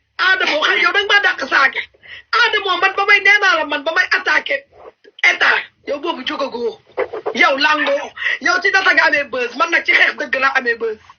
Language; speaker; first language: Wolof; native; Wolof